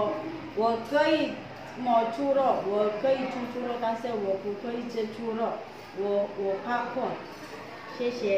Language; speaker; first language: Chinese; non-native, learner; Indonesian